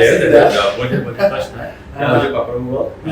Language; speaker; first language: Russian; non-native, learner; Azerbaijani